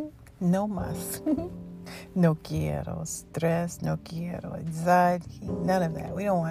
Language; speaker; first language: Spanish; non-native, learner; English